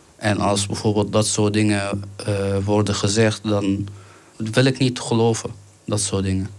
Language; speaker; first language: Dutch; non-native, fluent; Arabic